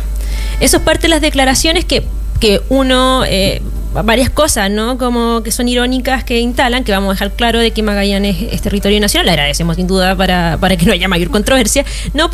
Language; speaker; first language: Spanish; native; Spanish